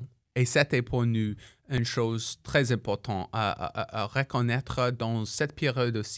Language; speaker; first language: French; non-native, local second language; English